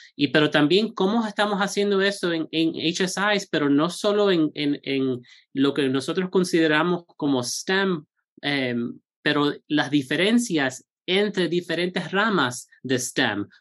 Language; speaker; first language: Spanish; early bilingual, heritage; Spanish